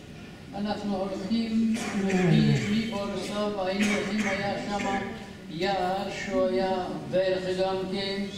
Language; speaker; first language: Hebrew; non-native, fluent; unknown